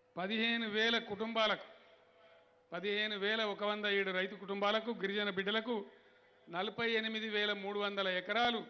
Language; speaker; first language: Telugu; native; Telugu